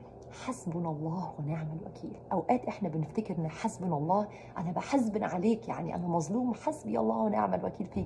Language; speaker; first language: Arabic; native; Arabic